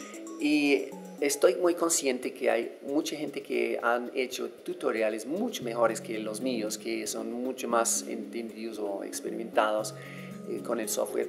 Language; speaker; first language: Spanish; non-native, fluent; English